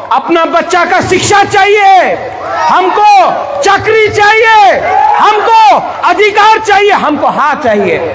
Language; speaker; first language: Hindi; non-native, local second language; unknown